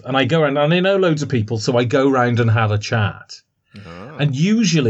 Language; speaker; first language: English; native; English